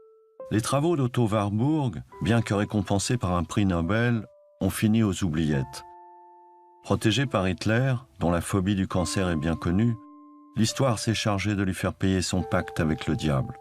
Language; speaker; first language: French; native; French